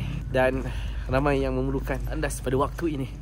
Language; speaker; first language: Malay; native; Malay